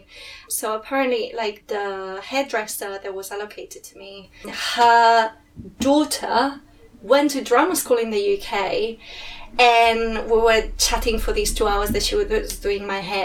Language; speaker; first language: English; non-native, fluent; Spanish